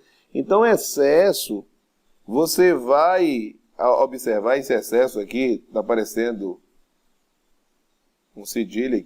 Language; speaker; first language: Portuguese; native; Portuguese